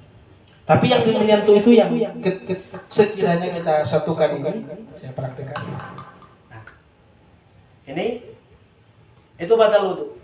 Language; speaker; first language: Indonesian; native; Indonesian